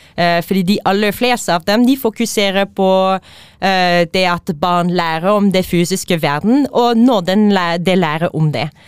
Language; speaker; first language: Norwegian; non-native, fluent; French